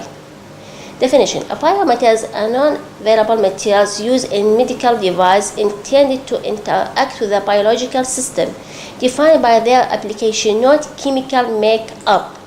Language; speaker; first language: English; non-native, local second language; Arabic